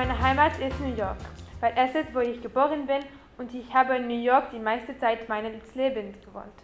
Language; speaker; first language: German; non-native, learner; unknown